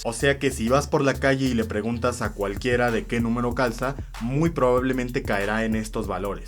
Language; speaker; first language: Spanish; native; Spanish